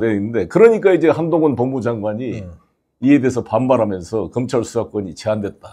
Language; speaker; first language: Korean; native; Korean